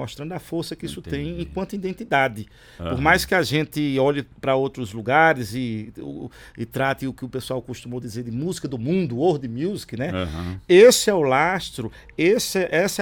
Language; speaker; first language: Portuguese; native; Portuguese